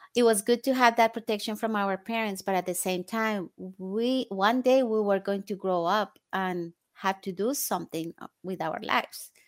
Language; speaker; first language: English; non-native, fluent; Spanish